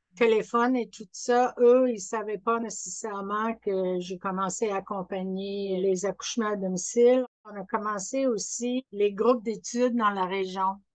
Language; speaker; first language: French; non-native, fluent; English